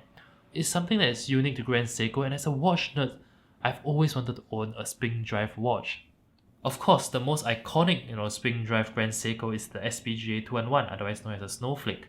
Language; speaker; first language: English; native; English